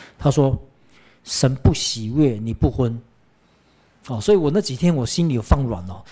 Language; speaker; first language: Chinese; early bilingual, heritage; Chinese